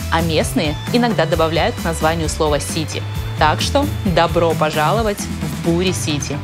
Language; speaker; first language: Russian; native; Russian